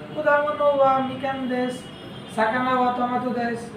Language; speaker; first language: Japanese; non-native, learner; Bangla